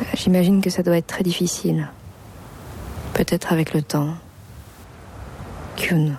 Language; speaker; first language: French; native; French